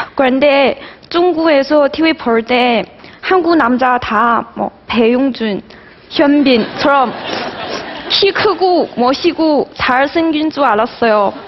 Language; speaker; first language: Korean; non-native, fluent; Chinese